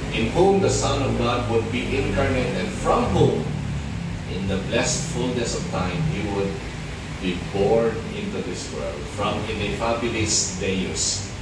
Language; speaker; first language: English; non-native, local second language; Filipino